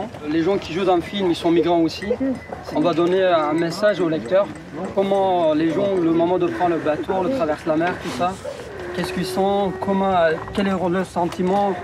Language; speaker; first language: French; non-native, fluent; Kurdish